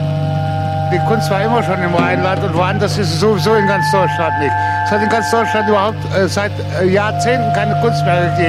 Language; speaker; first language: German; native; German